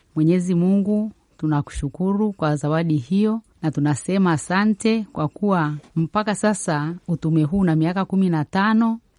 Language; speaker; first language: Swahili; native; Swahili